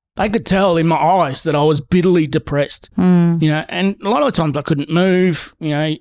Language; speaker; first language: English; native; English